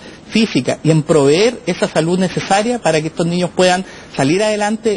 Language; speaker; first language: Spanish; native; Spanish